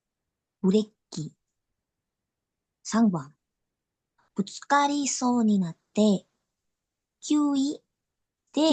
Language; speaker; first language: Japanese; non-native, learner; Indonesian